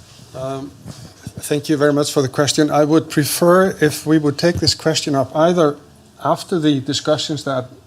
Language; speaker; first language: English; non-native, fluent; Icelandic